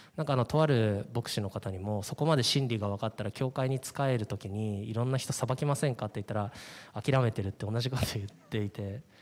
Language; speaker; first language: Japanese; native; Japanese